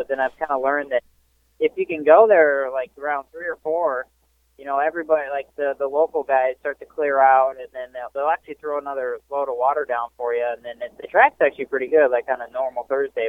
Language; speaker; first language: English; native; English